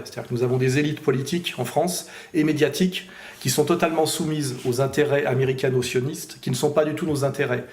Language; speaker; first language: French; native; French